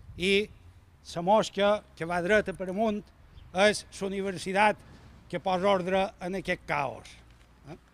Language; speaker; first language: Catalan; native; Catalan